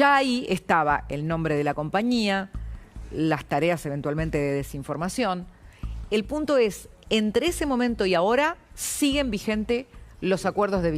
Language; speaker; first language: Spanish; native; Spanish